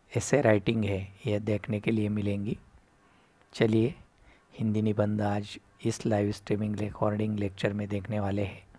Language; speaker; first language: Hindi; non-native, local second language; Marathi